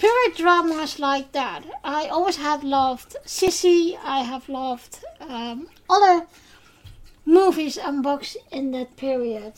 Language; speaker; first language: English; non-native, fluent; Dutch